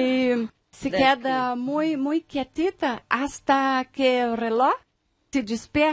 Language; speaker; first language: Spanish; non-native, learner; Portuguese